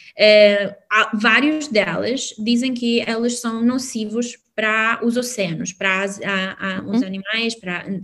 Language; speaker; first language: Portuguese; non-native, fluent; Albanian